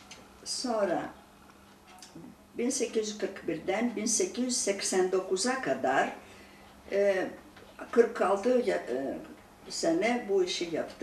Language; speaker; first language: Turkish; non-native, local second language; Greek